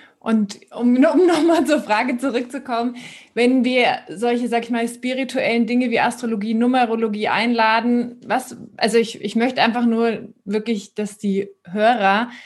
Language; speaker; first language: German; native; German